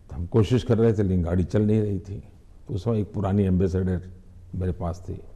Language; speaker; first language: Hindi; non-native, local second language; Gujarati